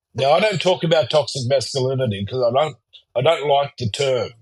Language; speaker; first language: English; early bilingual, other home language; German